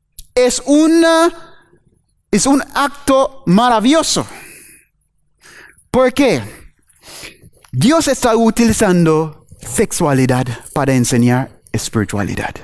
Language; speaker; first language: Spanish; non-native, fluent; English